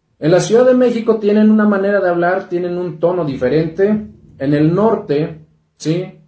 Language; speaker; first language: Spanish; non-native, local second language; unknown